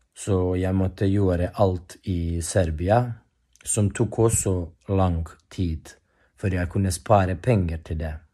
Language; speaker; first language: Norwegian; non-native, fluent; Bosnian